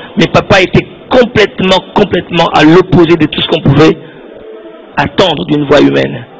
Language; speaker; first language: French; non-native, local second language; Lingala